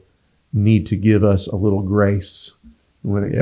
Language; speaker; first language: English; native; English